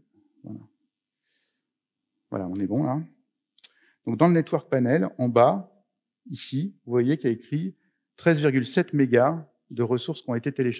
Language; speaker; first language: French; native; French